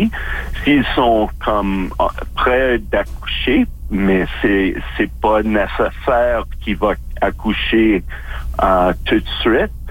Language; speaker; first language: French; non-native, local second language; English